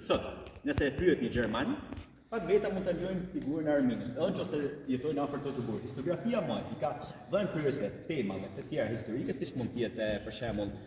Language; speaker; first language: Albanian; native; Albanian